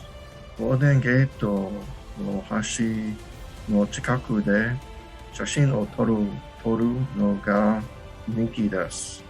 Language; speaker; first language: Japanese; non-native, learner; English